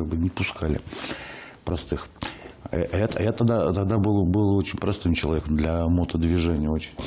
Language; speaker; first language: Russian; native; Russian